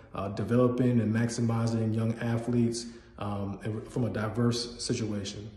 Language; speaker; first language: English; native; English